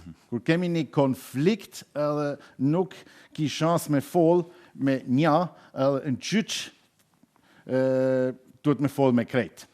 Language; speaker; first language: Albanian; non-native, learner; German